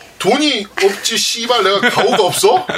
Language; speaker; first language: Korean; native; Korean